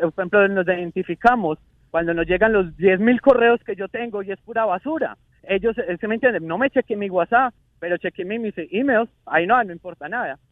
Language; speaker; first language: Spanish; native; Spanish